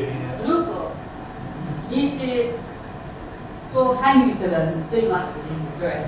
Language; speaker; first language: Chinese; non-native, learner; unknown